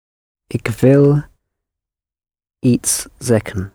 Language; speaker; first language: Dutch; non-native, learner; English